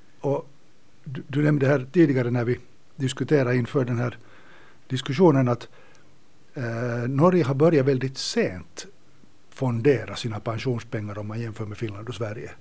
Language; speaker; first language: Swedish; native; Swedish